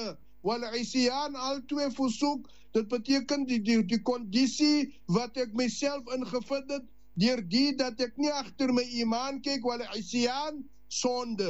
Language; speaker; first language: Dutch; non-native, learner; Afrikaans